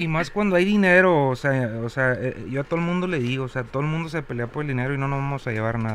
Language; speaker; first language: Spanish; native; Spanish